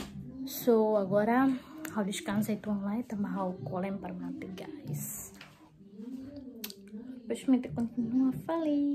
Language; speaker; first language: Portuguese; non-native, local second language; Tetum